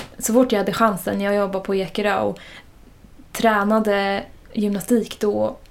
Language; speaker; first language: Swedish; native; Swedish